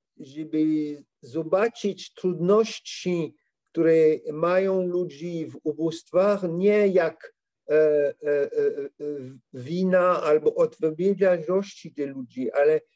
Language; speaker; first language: Polish; non-native, learner; French